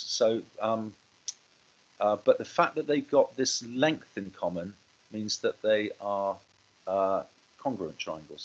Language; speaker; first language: English; native; English